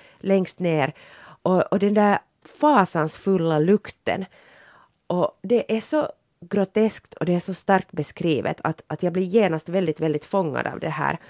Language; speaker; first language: Swedish; native; Swedish